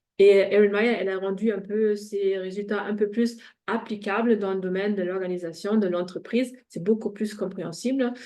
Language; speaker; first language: French; non-native, fluent; German